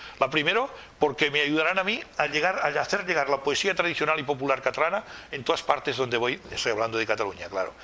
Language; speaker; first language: Spanish; non-native, local second language; Catalan